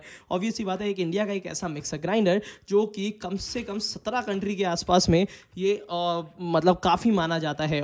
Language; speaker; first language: Hindi; native; Hindi